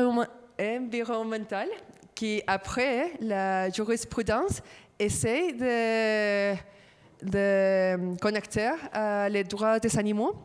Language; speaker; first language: French; non-native, fluent; Spanish